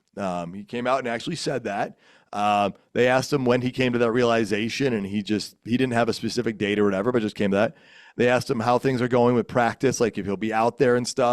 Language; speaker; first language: English; native; English